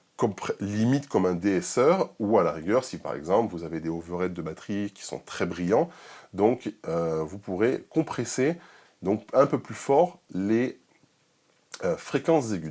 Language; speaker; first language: French; native; French